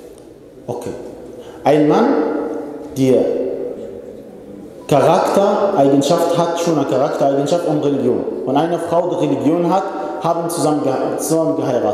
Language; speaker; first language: German; non-native, fluent; Arabic